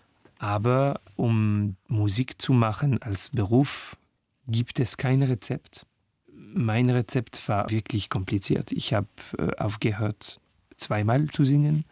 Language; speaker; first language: German; non-native, learner; French